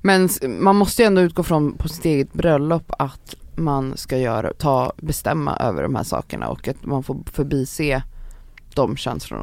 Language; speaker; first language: Swedish; native; Swedish